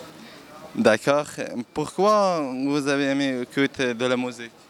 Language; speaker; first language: French; non-native, learner; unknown